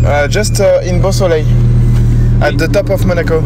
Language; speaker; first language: English; non-native, learner; French